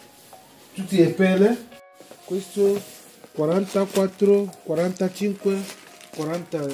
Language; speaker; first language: Italian; non-native, learner; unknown